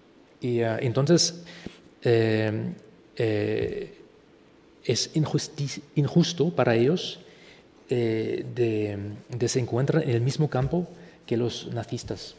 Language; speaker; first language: Spanish; non-native, fluent; German